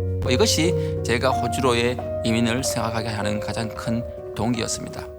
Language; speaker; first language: Korean; native; Korean